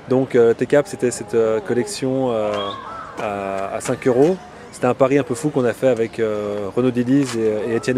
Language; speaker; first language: French; native; French